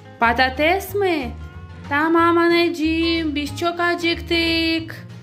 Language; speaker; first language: Turkish; non-native, learner; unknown